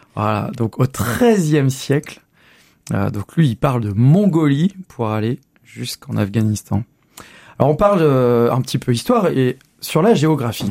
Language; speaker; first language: French; native; French